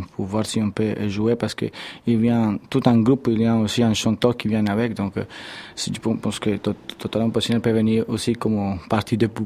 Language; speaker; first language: French; non-native, fluent; Spanish